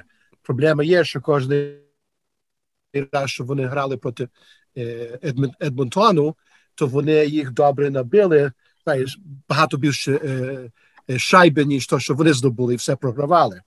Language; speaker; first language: Ukrainian; early bilingual, heritage; Ukrainian